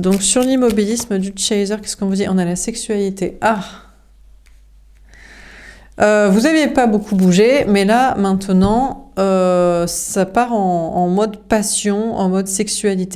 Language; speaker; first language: French; native; French